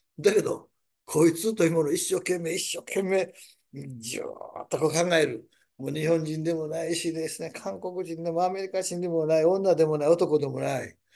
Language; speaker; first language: Japanese; native; Japanese